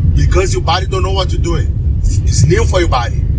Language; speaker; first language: English; non-native, learner; Portuguese